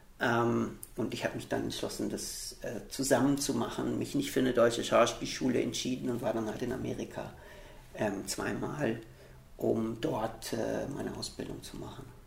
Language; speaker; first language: German; early bilingual, heritage; German